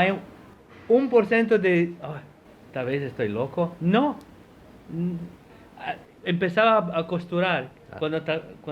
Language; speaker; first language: Spanish; non-native, fluent; Portuguese